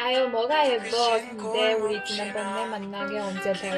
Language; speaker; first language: Korean; non-native, fluent; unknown